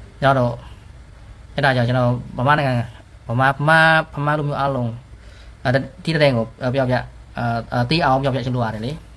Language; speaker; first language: Burmese; non-native, learner; Khmer